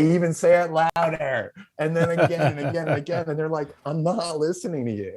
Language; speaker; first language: English; native; English